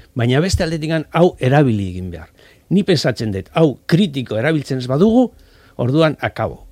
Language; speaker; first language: Basque; non-native, local second language; Spanish